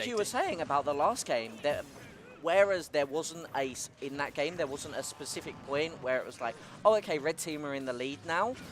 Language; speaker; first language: English; native; English